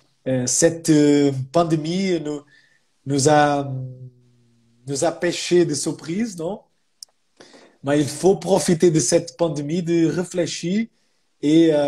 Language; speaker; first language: French; non-native, fluent; Portuguese